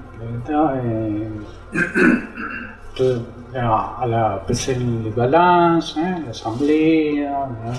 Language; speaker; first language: French; non-native, learner; Spanish